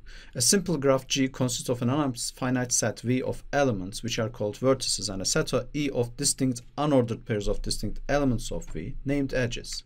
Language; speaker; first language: English; non-native, fluent; Turkish